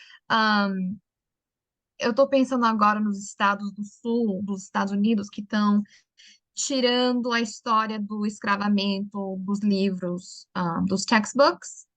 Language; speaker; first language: Portuguese; early bilingual, heritage; Portuguese